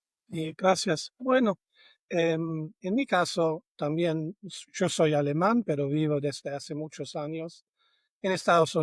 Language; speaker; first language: Spanish; non-native, fluent; German